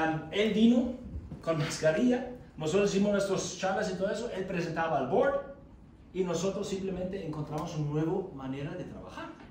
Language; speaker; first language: Spanish; non-native, fluent; German